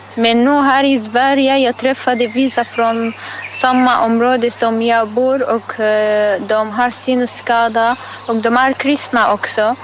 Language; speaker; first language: Swedish; non-native, learner; Arabic